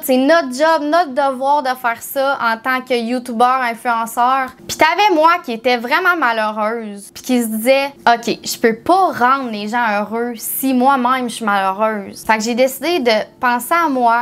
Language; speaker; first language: French; native; French